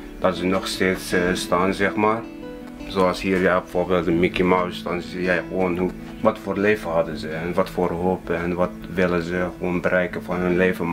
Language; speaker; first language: Dutch; non-native, fluent; Kurdish